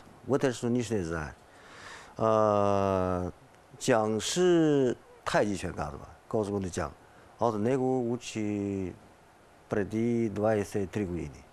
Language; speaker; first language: Bulgarian; non-native, learner; Chinese